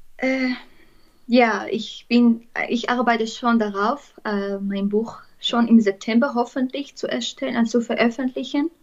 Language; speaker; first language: German; non-native, fluent; Armenian